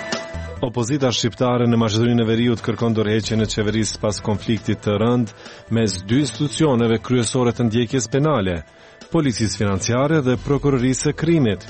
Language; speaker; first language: Albanian; native; Albanian